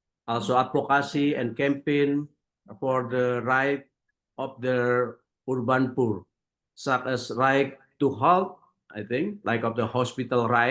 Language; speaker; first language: English; non-native, learner; Indonesian